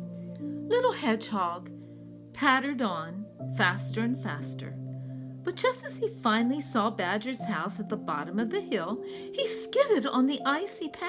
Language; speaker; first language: English; native; English